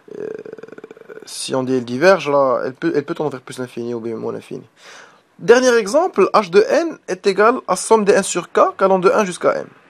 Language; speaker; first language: French; non-native, local second language; Arabic